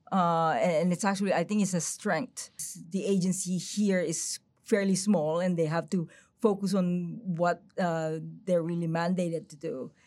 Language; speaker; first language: English; non-native, local second language; Filipino